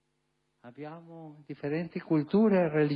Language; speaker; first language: Italian; non-native, fluent; Spanish